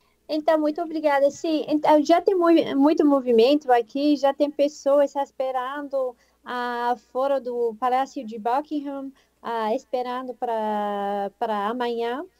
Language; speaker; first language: Portuguese; non-native, fluent; English